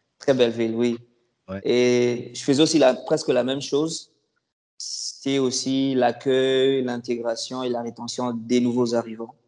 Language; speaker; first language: French; non-native, local second language; Lingala